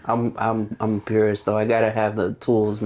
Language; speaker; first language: English; native; English